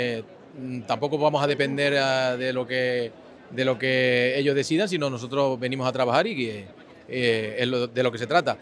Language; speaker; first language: Spanish; native; Spanish